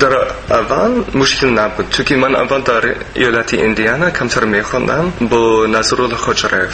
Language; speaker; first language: Persian; non-native, learner; English